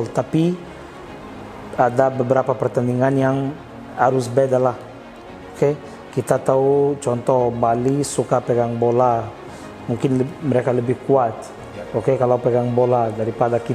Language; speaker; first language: Indonesian; non-native, fluent; Portuguese